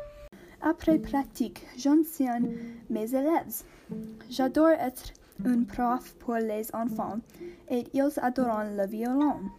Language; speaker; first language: French; non-native, learner; English